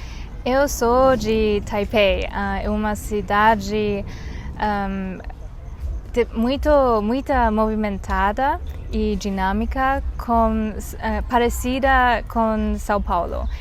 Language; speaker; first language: Portuguese; non-native, learner; Chinese